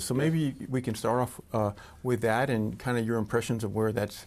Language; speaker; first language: English; native; English